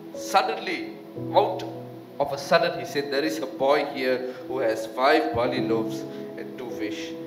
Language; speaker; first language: English; non-native, local second language; Tamil